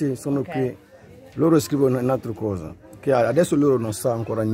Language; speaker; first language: Italian; non-native, learner; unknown